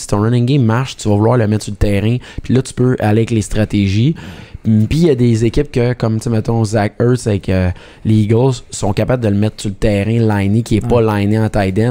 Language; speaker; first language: French; native; French